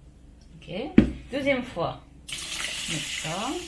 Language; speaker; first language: French; non-native, learner; Japanese